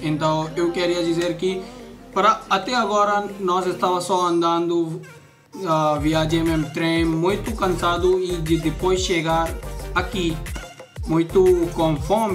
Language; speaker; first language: Portuguese; non-native, learner; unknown